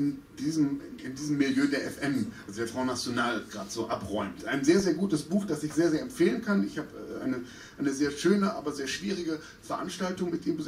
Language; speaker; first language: German; native; German